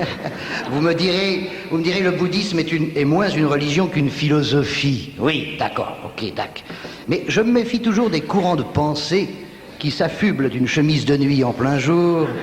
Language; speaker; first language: French; native; French